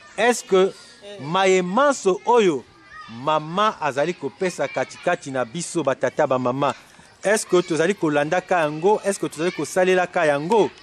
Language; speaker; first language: Lingala; native; Lingala